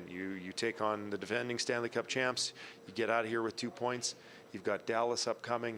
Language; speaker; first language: English; native; English